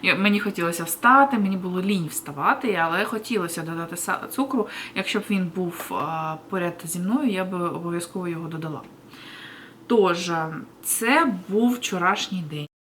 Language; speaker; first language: Ukrainian; native; Ukrainian